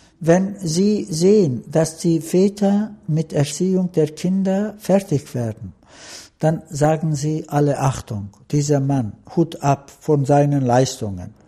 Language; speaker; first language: German; non-native, fluent; Turkish